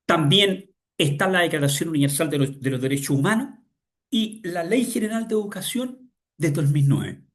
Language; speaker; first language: Spanish; native; Spanish